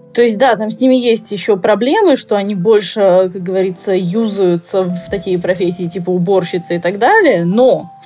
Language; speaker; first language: Russian; early bilingual, heritage; Russian